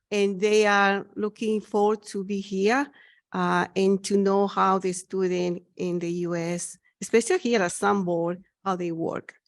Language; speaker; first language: English; non-native, learner; Spanish